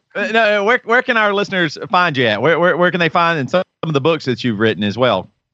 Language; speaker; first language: English; native; English